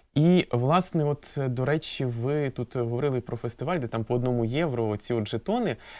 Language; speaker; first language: Ukrainian; native; Ukrainian